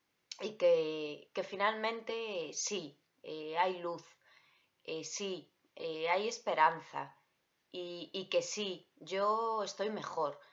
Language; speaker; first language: Spanish; native; Spanish